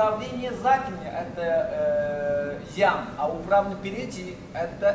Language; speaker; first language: Russian; non-native, learner; Chinese